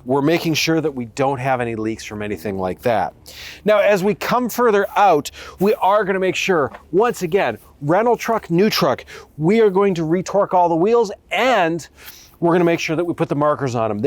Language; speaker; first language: English; native; English